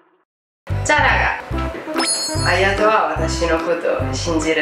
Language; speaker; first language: Japanese; non-native, fluent; Italian